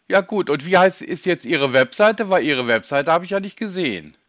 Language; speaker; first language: German; native; German